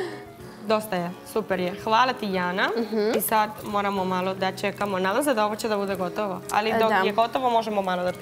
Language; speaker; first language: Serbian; non-native, learner; Spanish